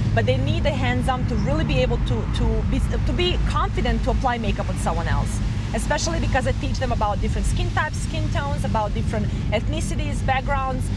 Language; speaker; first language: English; non-native, fluent; Serbian